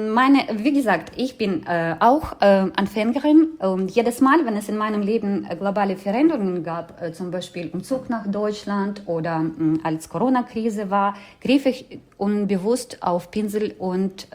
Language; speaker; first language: German; non-native, fluent; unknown